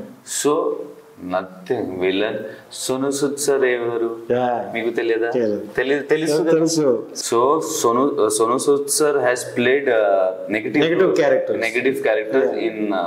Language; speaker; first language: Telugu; non-native, learner; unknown